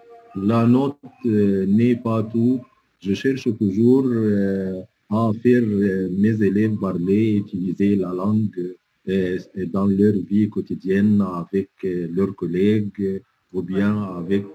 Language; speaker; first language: French; non-native, fluent; Arabic